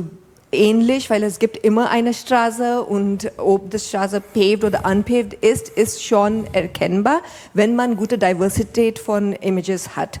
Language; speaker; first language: German; non-native, fluent; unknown